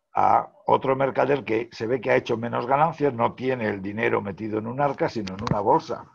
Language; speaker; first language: Spanish; native; Spanish